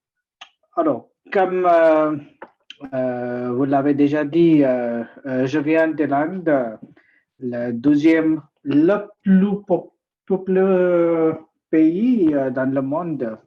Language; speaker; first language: French; non-native, learner; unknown